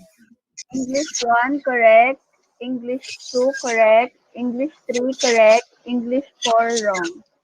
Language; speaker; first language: English; non-native, local second language; Filipino